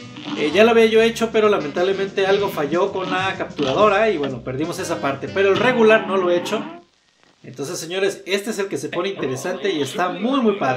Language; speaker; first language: Spanish; native; Spanish